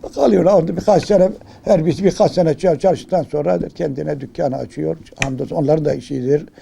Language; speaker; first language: Turkish; native; Turkish